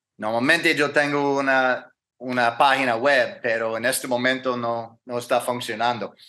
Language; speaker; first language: Spanish; non-native, learner; English